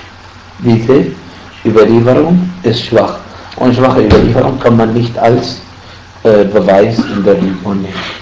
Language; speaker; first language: German; non-native, fluent; Arabic